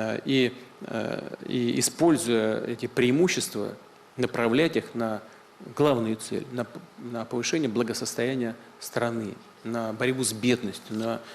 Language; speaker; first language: Russian; native; Russian